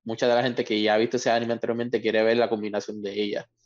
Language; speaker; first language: Spanish; native; Spanish